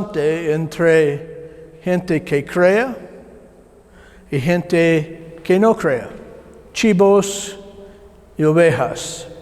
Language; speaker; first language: Spanish; non-native, learner; English